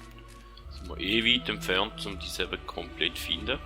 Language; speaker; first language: German; native; German